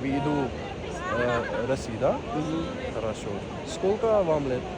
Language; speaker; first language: Russian; non-native, learner; Urdu